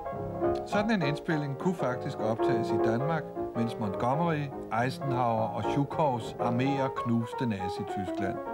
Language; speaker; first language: Danish; native; Danish